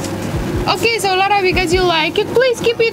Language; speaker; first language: English; non-native, fluent; Romanian